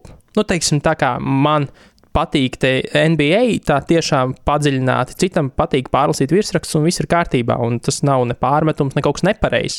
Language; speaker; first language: Latvian; native; Latvian